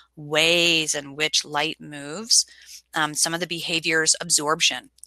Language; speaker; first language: English; native; English